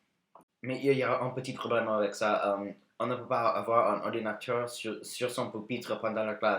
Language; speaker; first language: French; non-native, learner; English